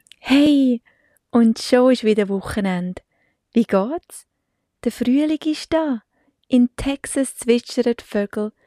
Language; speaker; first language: German; native; German